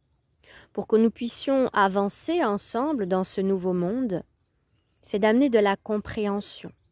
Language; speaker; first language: French; native; French